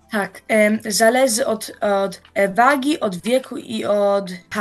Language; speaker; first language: Polish; early bilingual, heritage; Polish